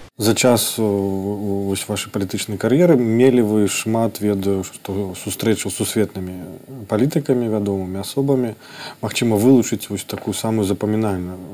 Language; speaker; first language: Belarusian; non-native, local second language; Russian